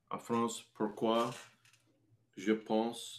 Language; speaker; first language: French; non-native, learner; English